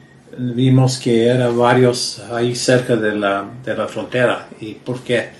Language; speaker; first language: Spanish; early bilingual, heritage; Spanish